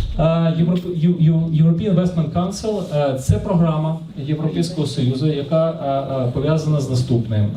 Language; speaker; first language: Ukrainian; non-native, local second language; Russian